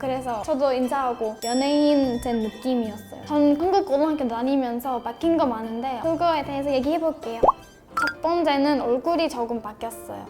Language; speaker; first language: Korean; non-native, fluent; English